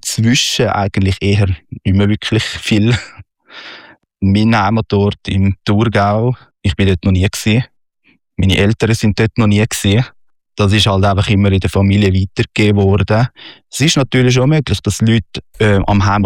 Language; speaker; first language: German; native; German